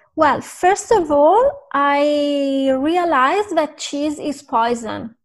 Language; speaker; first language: English; non-native, fluent; Italian